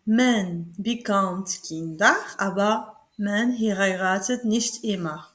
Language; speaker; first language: German; non-native, learner; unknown